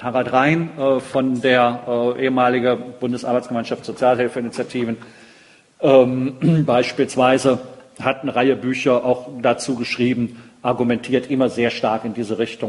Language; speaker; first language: German; native; German